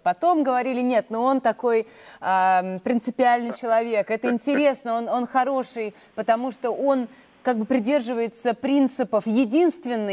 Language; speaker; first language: Russian; native; Russian